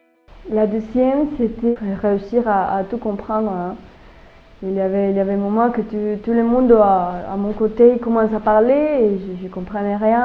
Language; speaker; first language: French; non-native, learner; Spanish